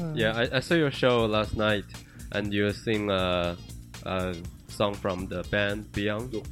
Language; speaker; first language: English; non-native, learner; Chinese